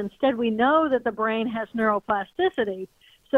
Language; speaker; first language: English; native; English